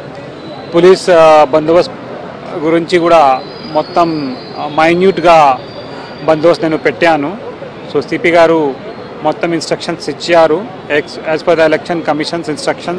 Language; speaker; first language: Telugu; non-native, local second language; Urdu